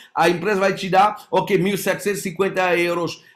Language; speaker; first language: Portuguese; non-native, fluent; French